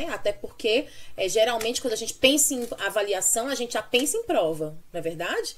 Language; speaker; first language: Portuguese; native; Portuguese